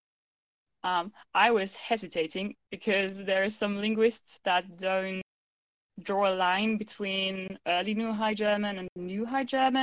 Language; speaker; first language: English; non-native, fluent; German